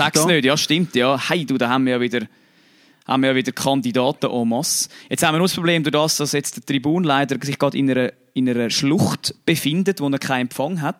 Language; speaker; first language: German; native; German